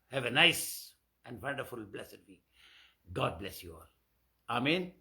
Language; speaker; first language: English; non-native, local second language; Hindi